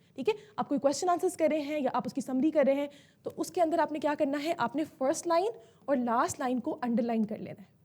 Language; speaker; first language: Urdu; native; Urdu